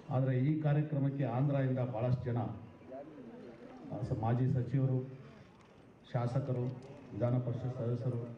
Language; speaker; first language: Kannada; non-native, local second language; Telugu